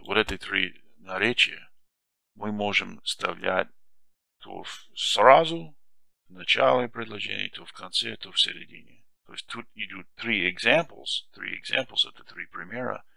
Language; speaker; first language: Russian; non-native, fluent; English